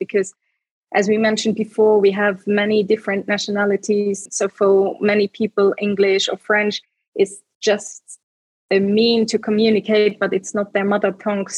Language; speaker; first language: English; non-native, fluent; Luxembourgish